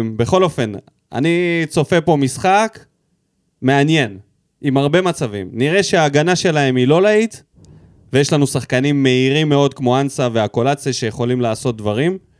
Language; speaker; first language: Hebrew; early bilingual, other home language; Russian